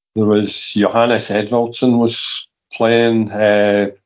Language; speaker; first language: English; native; English